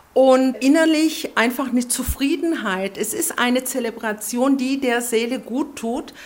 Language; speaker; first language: German; non-native, fluent; Turkish